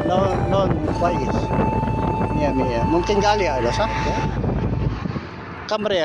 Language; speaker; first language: Arabic; non-native, learner; Filipino